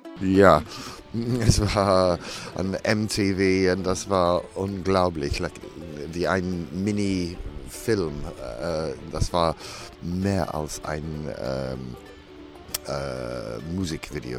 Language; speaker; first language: German; non-native, learner; English